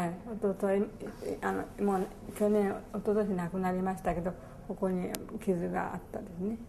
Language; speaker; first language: Japanese; native; Japanese